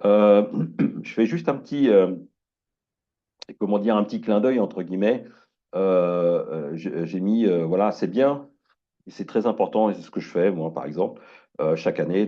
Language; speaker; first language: French; native; French